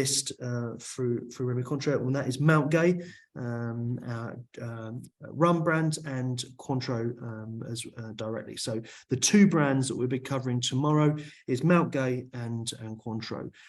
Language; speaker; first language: English; native; English